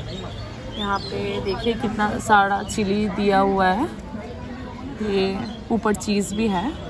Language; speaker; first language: Hindi; non-native, local second language; Bangla